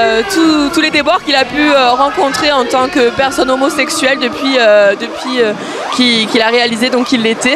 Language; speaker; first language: French; native; French